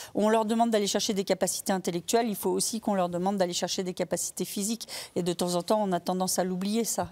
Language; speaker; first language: French; native; French